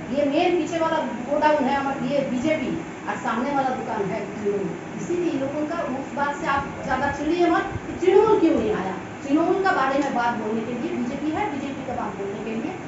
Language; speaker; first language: Hindi; non-native, local second language; Bangla